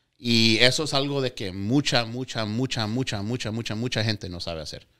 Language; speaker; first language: Spanish; native; Spanish